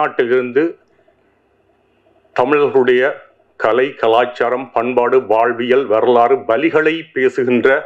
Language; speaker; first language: Tamil; native; Tamil